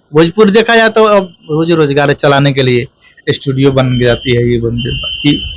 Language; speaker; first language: Hindi; non-native, local second language; Bhojpuri